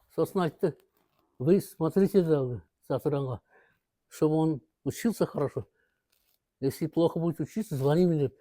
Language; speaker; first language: Russian; non-native, local second language; Kazakh